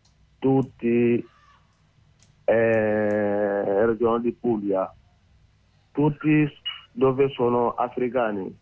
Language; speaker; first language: Italian; non-native, learner; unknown